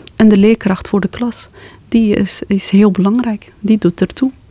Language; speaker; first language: Dutch; non-native, fluent; Arabic